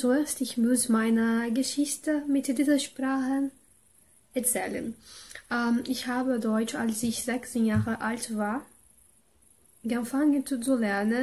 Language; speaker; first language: German; non-native, learner; Portuguese